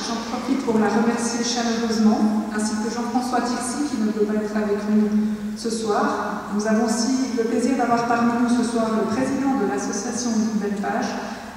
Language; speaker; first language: French; native; French